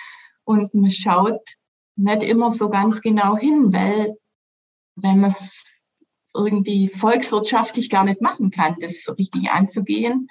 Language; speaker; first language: German; native; German